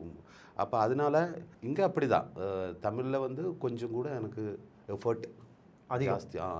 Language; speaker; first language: Tamil; non-native, learner; Malayalam